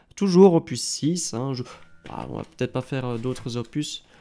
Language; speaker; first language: French; native; French